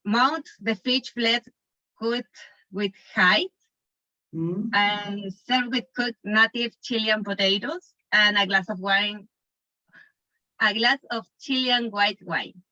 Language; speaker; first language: English; non-native, learner; Spanish